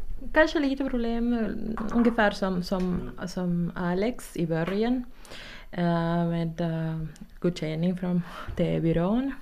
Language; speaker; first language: Swedish; non-native, fluent; Spanish